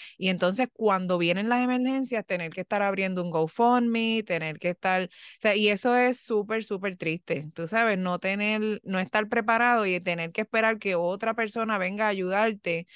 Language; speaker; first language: Spanish; early bilingual, heritage; Spanish